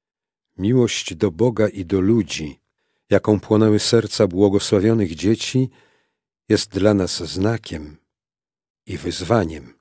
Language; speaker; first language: Polish; native; Polish